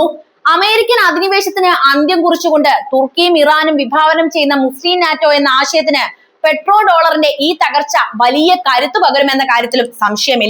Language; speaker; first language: Malayalam; native; Malayalam